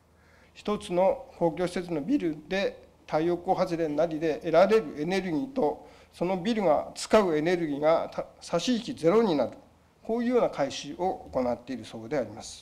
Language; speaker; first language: Japanese; native; Japanese